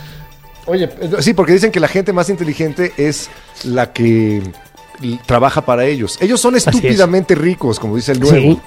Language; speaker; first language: Spanish; native; Spanish